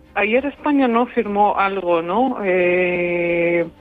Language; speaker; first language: Spanish; non-native, fluent; Ukrainian